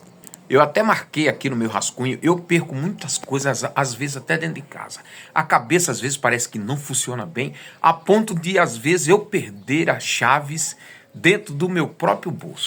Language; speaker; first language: Portuguese; native; Portuguese